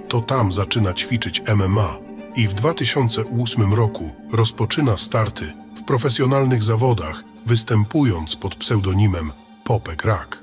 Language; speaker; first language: Polish; native; Polish